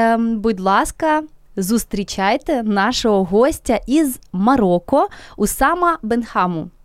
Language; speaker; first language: Ukrainian; native; Ukrainian